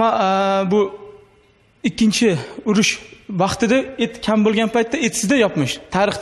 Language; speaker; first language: Turkish; non-native, learner; Uzbek